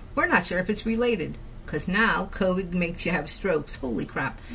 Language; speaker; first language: English; native; English